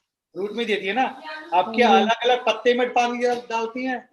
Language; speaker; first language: Hindi; non-native, local second language; Bangla